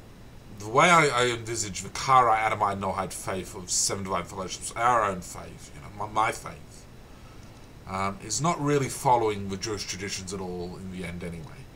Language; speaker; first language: English; native; English